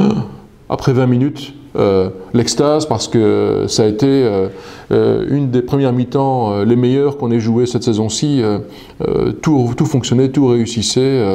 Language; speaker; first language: French; native; French